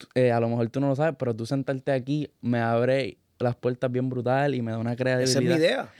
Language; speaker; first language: Spanish; native; Spanish